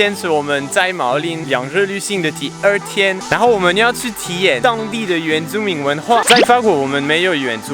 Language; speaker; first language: Chinese; non-native, fluent; French